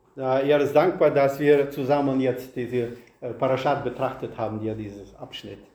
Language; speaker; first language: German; non-native, fluent; Russian